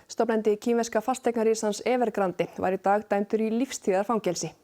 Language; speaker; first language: Icelandic; native; Icelandic